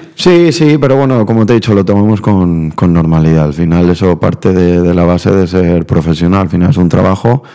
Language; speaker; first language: Spanish; native; Spanish